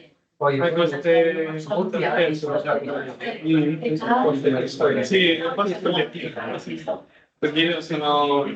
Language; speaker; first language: Italian; non-native, learner; Spanish